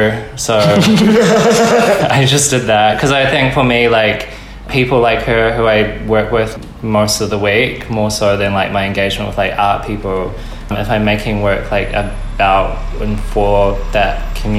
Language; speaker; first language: English; native; English